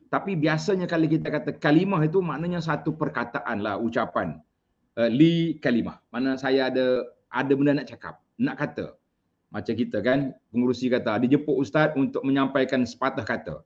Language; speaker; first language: Malay; native; Malay